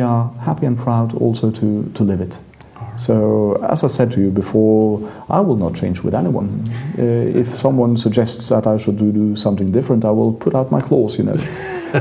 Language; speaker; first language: English; non-native, fluent; Norwegian